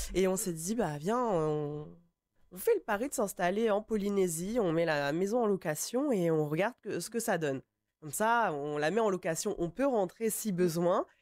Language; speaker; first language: French; native; French